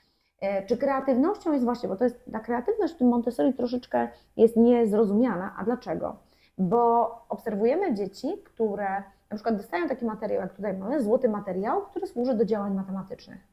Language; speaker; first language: Polish; native; Polish